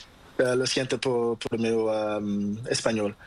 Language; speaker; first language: Spanish; non-native, learner; Portuguese